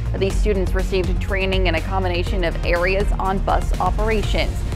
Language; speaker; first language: English; native; English